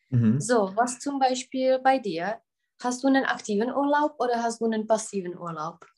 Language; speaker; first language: German; non-native, fluent; Czech